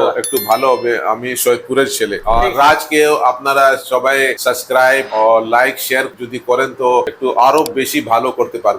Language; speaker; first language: Bangla; non-native, local second language; Urdu